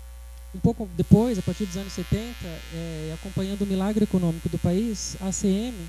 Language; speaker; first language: Portuguese; native; Portuguese